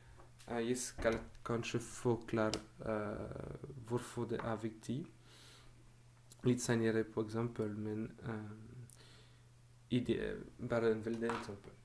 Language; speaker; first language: Norwegian; non-native, fluent; French